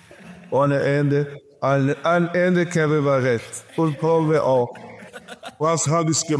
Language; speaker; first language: German; non-native, learner; Portuguese